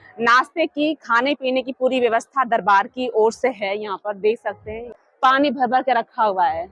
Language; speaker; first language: Hindi; native; Hindi